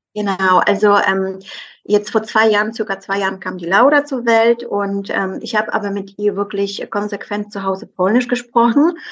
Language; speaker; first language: German; non-native, fluent; Polish